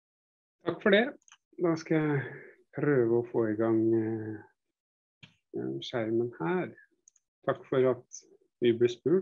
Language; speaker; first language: Norwegian; native; Norwegian